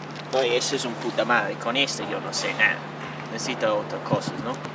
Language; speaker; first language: Spanish; non-native, learner; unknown